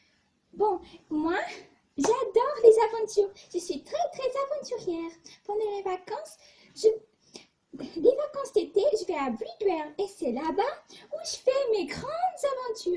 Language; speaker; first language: French; non-native, fluent; Portuguese